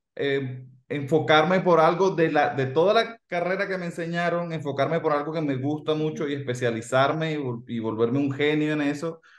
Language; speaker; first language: Spanish; native; Spanish